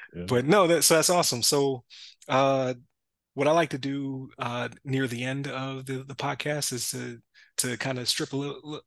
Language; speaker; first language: English; native; English